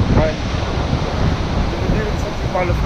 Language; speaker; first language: French; non-native, local second language; Wolof